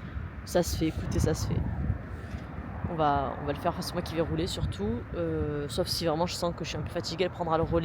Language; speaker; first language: French; native; French